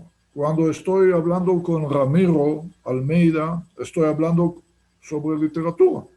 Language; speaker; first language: Spanish; non-native, fluent; Hebrew